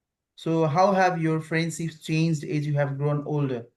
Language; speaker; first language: English; non-native, fluent; Nepali